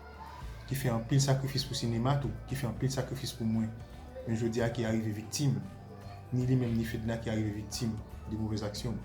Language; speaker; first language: French; non-native, local second language; Haitian Creole